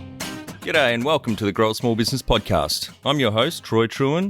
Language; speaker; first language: English; native; English